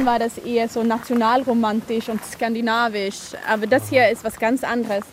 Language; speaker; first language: German; non-native, fluent; Swedish